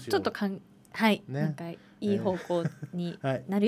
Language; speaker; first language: Japanese; native; Japanese